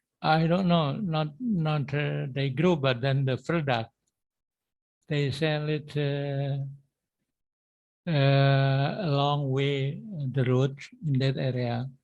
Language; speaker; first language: English; non-native, learner; Indonesian